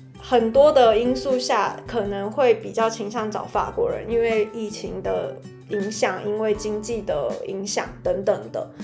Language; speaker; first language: Chinese; native; Chinese